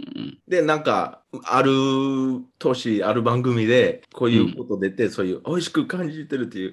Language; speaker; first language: Japanese; non-native, fluent; English